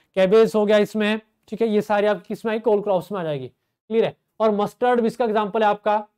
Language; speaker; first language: Hindi; native; Hindi